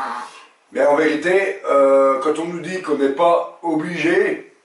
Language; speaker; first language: French; native; French